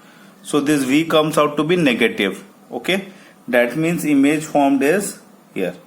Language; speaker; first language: English; non-native, local second language; Hindi